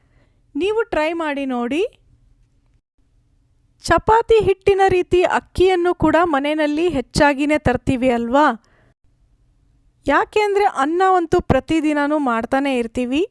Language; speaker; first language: Kannada; native; Kannada